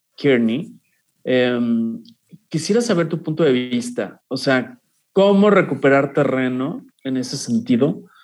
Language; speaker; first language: Spanish; native; Spanish